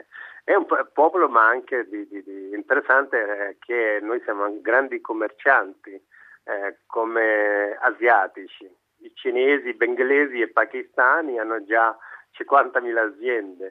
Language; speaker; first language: Italian; non-native, fluent; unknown